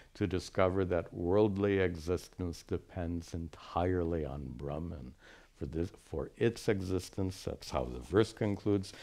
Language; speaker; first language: English; native; English